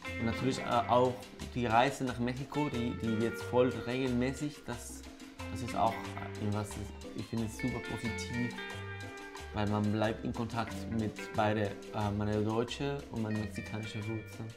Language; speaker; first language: German; non-native, fluent; Spanish